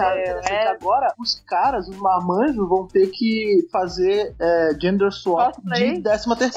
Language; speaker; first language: Portuguese; native; Portuguese